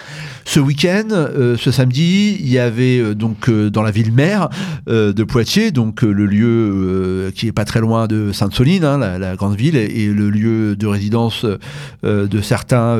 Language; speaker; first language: French; native; French